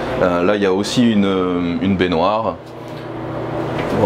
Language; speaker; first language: French; native; French